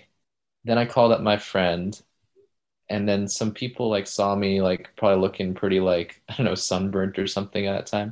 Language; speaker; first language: English; native; English